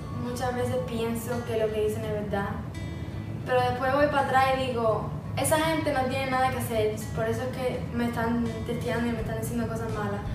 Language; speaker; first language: Spanish; early bilingual, heritage; Spanish